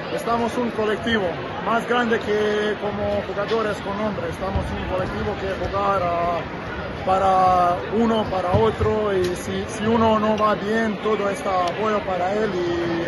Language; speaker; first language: Spanish; non-native, learner; Croatian